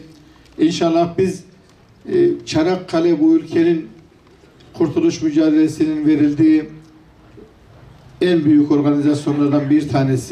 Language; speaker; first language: Turkish; native; Turkish